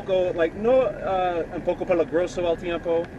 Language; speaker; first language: Spanish; non-native, learner; English